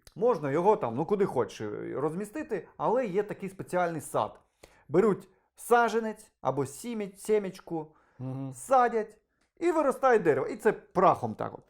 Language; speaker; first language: Ukrainian; non-native, local second language; Russian